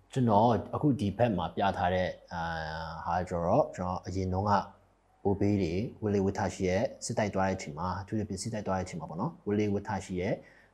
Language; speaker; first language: Burmese; non-native, local second language; Kachin